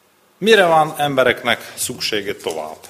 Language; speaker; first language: Hungarian; non-native, learner; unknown